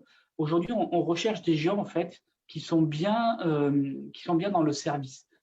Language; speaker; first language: French; native; French